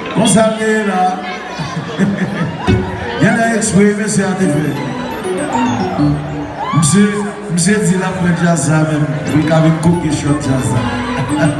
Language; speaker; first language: French; non-native, local second language; Haitian Creole